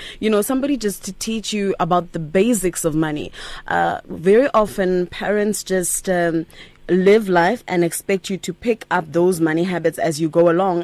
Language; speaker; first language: English; non-native, local second language; Tswana